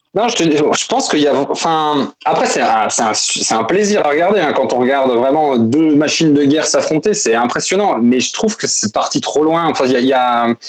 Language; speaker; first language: French; native; French